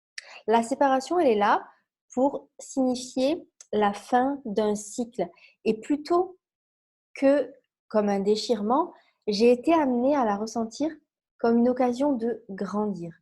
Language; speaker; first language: French; native; French